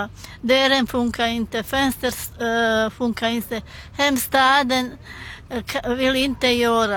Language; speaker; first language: Swedish; non-native, learner; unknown